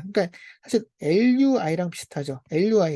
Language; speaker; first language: Korean; native; Korean